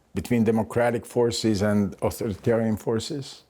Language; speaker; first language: English; non-native, fluent; Estonian